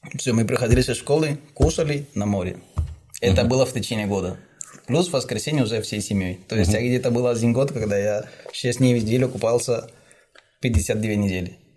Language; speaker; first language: Russian; non-native, fluent; Spanish